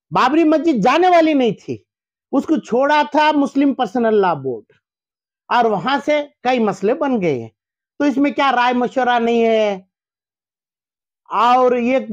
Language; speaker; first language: Hindi; non-native, local second language; Urdu